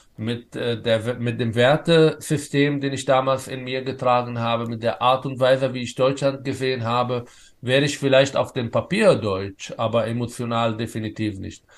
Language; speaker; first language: German; non-native, fluent; Arabic